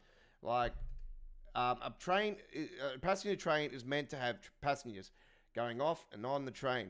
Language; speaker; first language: English; native; English